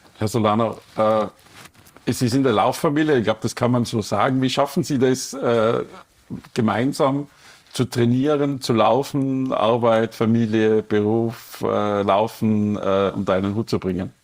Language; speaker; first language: German; native; German